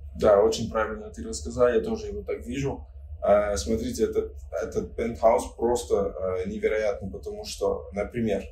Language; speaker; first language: Russian; non-native, fluent; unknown